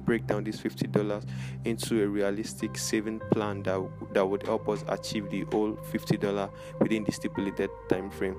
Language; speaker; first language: English; non-native, local second language; Yoruba